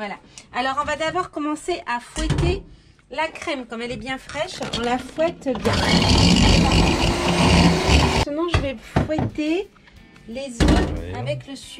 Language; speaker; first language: French; native; French